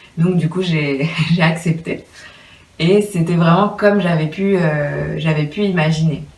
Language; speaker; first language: French; native; French